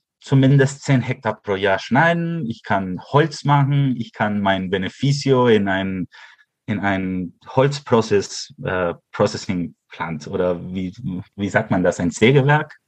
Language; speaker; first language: German; early bilingual, heritage; Spanish